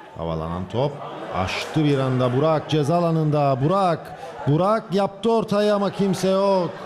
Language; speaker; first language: Turkish; native; Turkish